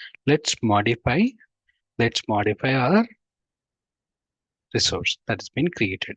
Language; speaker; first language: English; non-native, local second language; Telugu